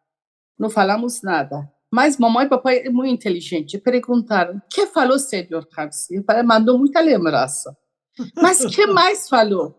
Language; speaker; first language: Portuguese; non-native, learner; Persian